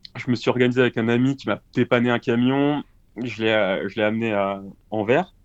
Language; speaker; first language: French; early bilingual, other home language; Portuguese